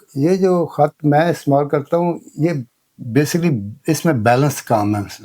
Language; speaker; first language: Urdu; non-native, local second language; Punjabi